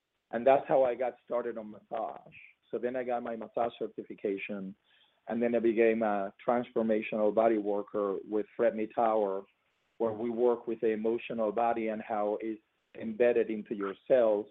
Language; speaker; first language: English; non-native, fluent; Spanish